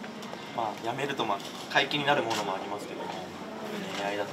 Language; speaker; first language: Japanese; native; Japanese